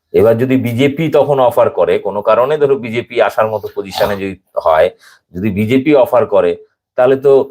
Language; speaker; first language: Bangla; native; Bangla